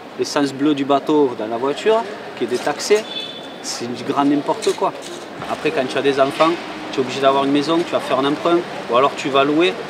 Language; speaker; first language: French; native; French